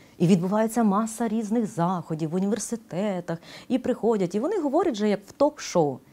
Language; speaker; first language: Ukrainian; native; Ukrainian